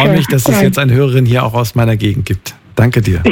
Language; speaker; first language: German; native; German